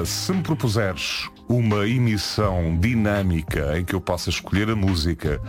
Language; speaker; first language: Portuguese; native; Portuguese